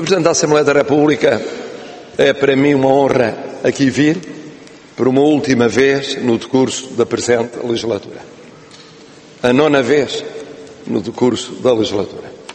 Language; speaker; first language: Portuguese; native; Portuguese